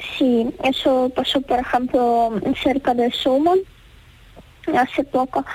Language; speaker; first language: Spanish; non-native, fluent; Ukrainian